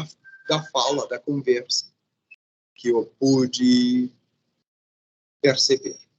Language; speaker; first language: Portuguese; non-native, fluent; Spanish